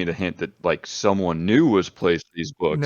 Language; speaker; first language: English; native; English